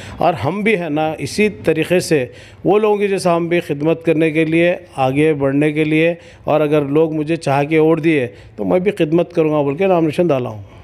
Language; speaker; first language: Hindi; non-native, local second language; Urdu